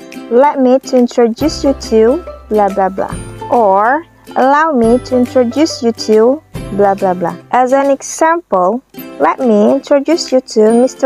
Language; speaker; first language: English; non-native, fluent; Indonesian